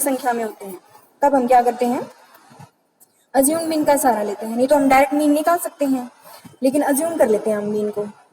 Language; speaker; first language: Hindi; native; Hindi